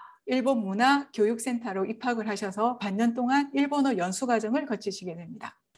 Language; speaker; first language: Korean; native; Korean